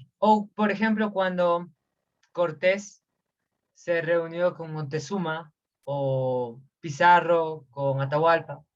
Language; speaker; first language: Spanish; native; Spanish